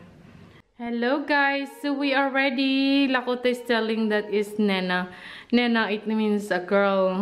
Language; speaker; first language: English; non-native, local second language; Filipino